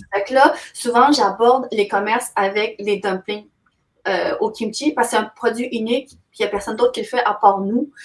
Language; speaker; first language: French; native; French